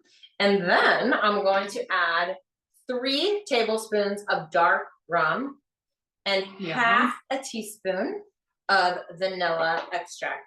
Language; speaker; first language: English; native; English